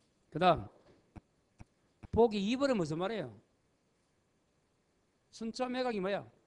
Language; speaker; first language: Korean; native; Korean